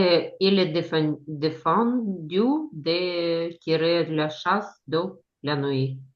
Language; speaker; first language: French; non-native, learner; Ukrainian